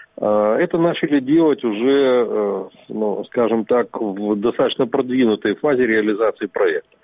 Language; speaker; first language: Russian; native; Russian